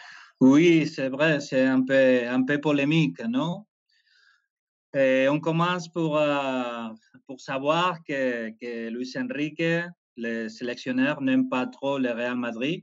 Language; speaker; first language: French; non-native, fluent; Spanish